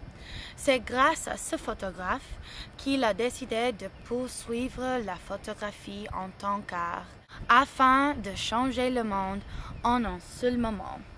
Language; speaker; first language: French; non-native, learner; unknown